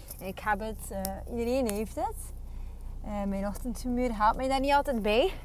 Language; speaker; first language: Dutch; native; Dutch